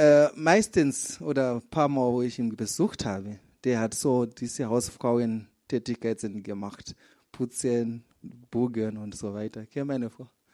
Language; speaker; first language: German; non-native, fluent; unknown